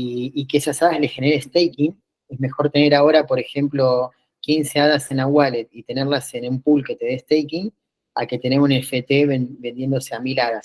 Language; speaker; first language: Spanish; native; Spanish